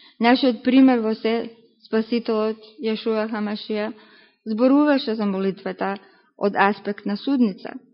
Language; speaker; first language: Macedonian; native; Macedonian